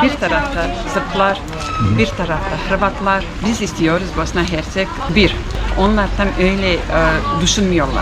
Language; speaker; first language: Turkish; non-native, learner; Bosnian